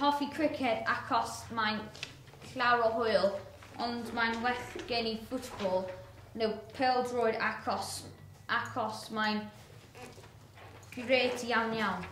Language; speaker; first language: Welsh; non-native, learner; English